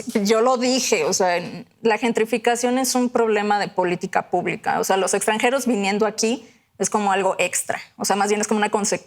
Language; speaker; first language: Spanish; native; Spanish